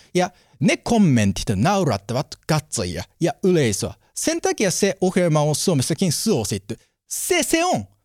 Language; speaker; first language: Finnish; non-native, learner; Japanese